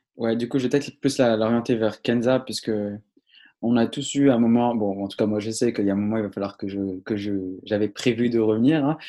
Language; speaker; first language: French; non-native, local second language; Arabic